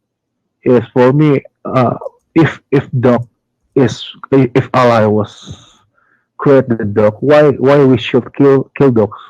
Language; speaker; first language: English; non-native, learner; Indonesian